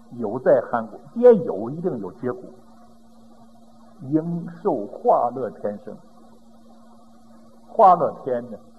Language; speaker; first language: Chinese; native; Chinese